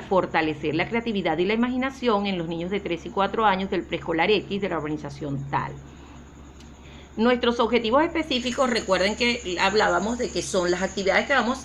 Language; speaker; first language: Spanish; native; Spanish